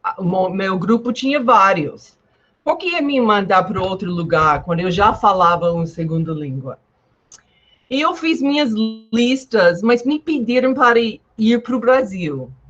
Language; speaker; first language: Portuguese; non-native, fluent; English